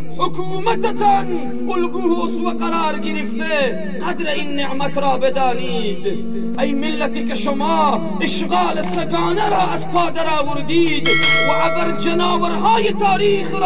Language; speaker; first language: Persian; native; Persian